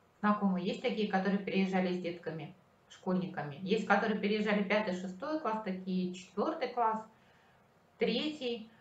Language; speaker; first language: Russian; native; Russian